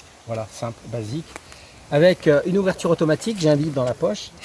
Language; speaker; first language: French; native; French